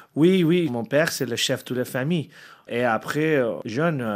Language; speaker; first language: French; non-native, learner; Arabic